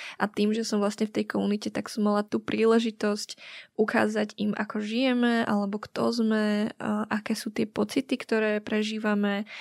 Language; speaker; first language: Slovak; early bilingual, other home language; Vietnamese